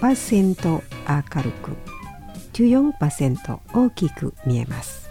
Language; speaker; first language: Japanese; non-native, fluent; Indonesian